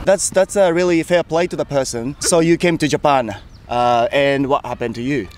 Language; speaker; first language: English; non-native, fluent; Japanese